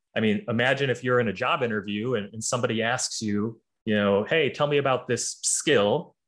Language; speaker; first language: English; native; English